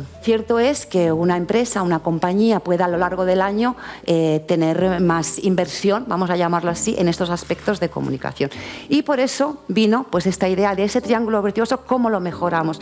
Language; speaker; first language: Spanish; native; Spanish